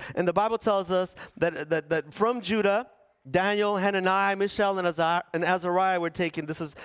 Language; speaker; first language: English; early bilingual, other home language; Spanish